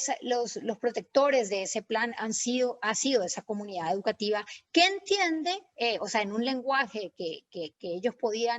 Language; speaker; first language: Spanish; native; Spanish